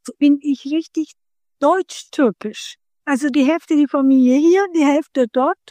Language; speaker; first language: German; early bilingual, other home language; Turkish